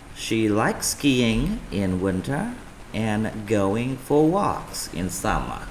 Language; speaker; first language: English; non-native, fluent; Vietnamese